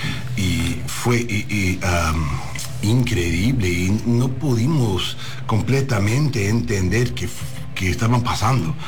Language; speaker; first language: Spanish; non-native, learner; English